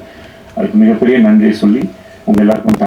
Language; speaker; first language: Tamil; native; Tamil